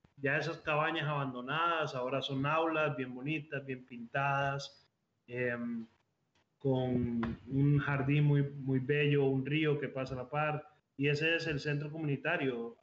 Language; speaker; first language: Spanish; native; Spanish